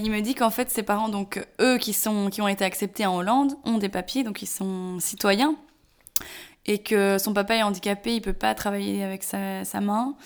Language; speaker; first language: French; native; French